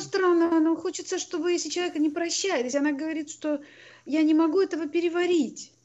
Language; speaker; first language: Russian; native; Russian